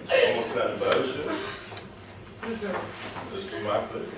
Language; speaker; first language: Dutch; native; Dutch